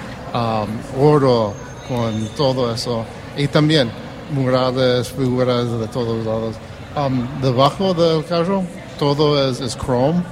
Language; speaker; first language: Spanish; early bilingual, heritage; Spanish